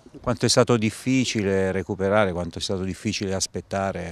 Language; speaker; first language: Italian; native; Italian